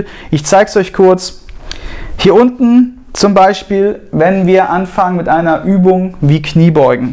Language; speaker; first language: German; native; German